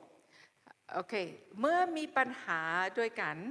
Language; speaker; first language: Thai; non-native, fluent; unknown